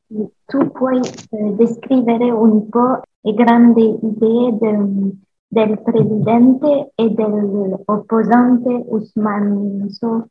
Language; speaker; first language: Italian; non-native, learner; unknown